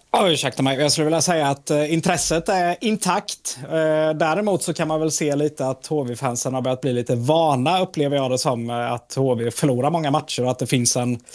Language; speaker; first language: Swedish; native; Swedish